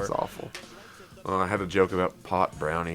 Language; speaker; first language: English; native; English